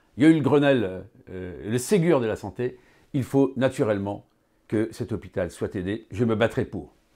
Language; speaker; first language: French; native; French